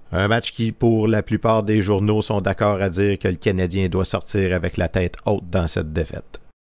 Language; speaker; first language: French; native; French